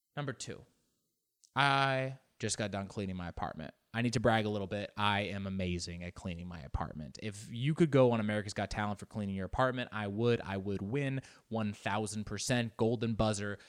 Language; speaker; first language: English; early bilingual, other home language; Spanish